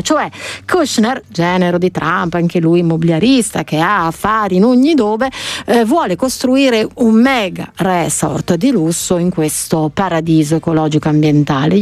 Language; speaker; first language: Italian; native; Italian